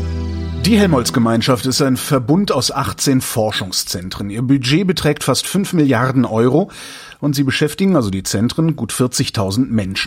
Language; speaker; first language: German; native; German